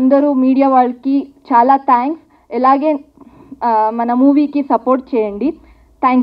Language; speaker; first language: Telugu; non-native, learner; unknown